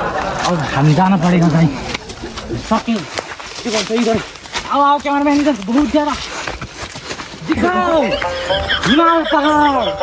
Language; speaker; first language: Hindi; non-native, learner; Nepali